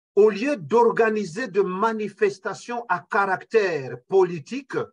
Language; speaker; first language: French; non-native, local second language; Kinyarwanda